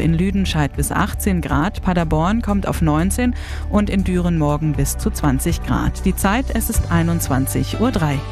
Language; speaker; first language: German; native; German